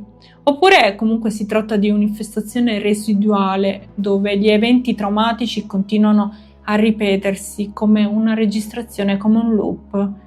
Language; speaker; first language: Italian; native; Italian